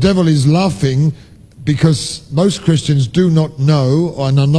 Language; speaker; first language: English; native; English